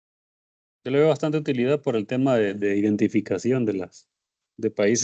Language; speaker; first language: Spanish; native; Spanish